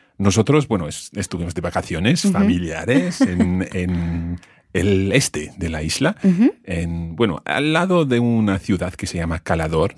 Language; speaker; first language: Spanish; non-native, fluent; English